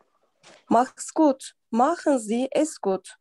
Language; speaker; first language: German; non-native, learner; Turkish